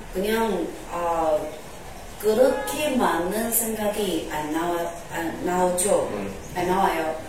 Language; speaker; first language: Korean; non-native, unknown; Chinese